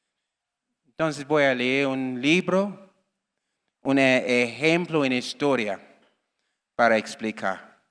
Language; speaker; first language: Spanish; non-native, learner; English